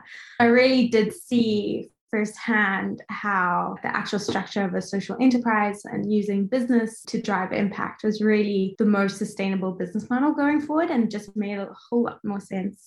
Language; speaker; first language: English; native; English